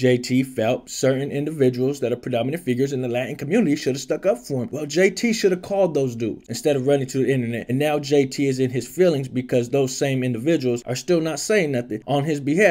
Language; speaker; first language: English; native; English